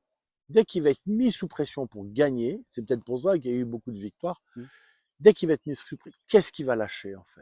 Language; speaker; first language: French; native; French